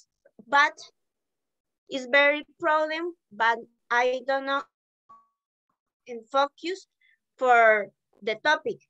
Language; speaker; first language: English; non-native, learner; Spanish